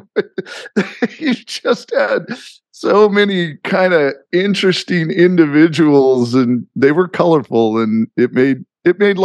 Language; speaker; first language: English; native; English